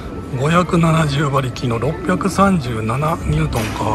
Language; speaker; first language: Japanese; native; Japanese